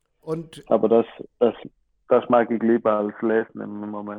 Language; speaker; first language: German; non-native, fluent; Danish